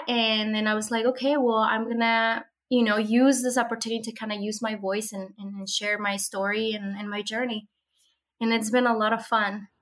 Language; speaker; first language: English; early bilingual, other home language; Spanish